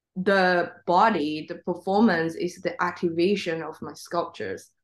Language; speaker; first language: English; non-native, fluent; Chinese